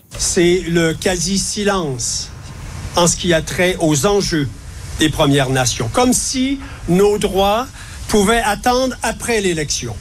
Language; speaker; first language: French; native; French